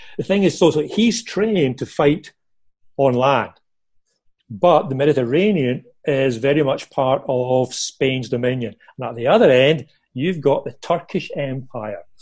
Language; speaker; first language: English; native; English